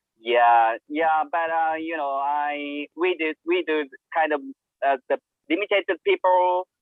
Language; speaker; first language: English; non-native, learner; Japanese